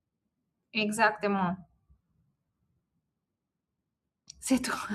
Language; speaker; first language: French; non-native, learner; Italian